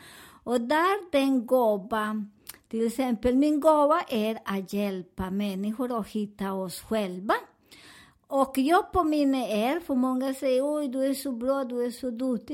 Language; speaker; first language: Swedish; non-native, learner; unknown